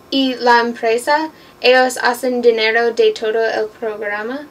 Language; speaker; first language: Spanish; non-native, learner; English